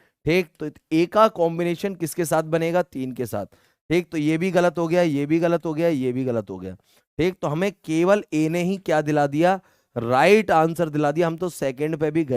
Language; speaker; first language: Hindi; native; Hindi